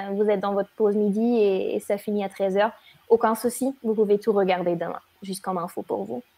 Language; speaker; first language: French; non-native, fluent; German